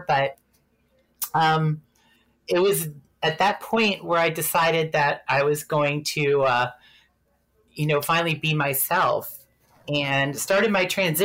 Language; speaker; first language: English; native; English